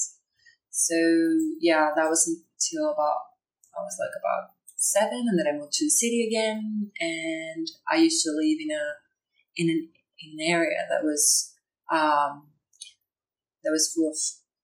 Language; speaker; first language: English; non-native, fluent; Spanish